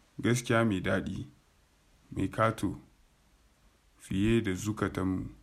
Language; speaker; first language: Hausa; non-native, local second language; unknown